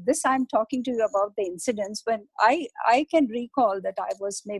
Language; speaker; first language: English; non-native, local second language; Hindi